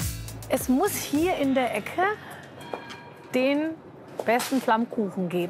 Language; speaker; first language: German; native; German